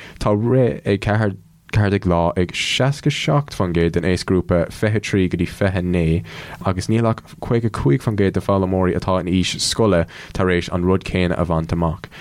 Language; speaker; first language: Irish; non-native, local second language; English